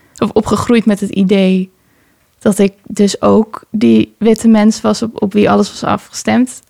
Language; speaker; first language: Dutch; early bilingual, other home language; Persian